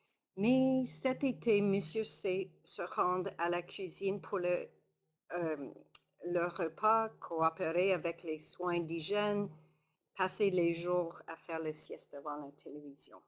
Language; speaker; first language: French; non-native, local second language; English